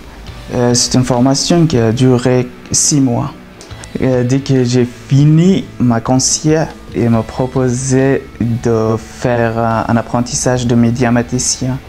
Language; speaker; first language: French; non-native, fluent; Persian